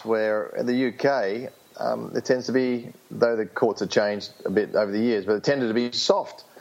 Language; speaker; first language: English; native; English